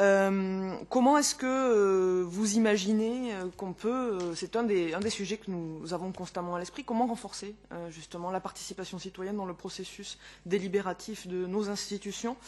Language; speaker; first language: French; native; French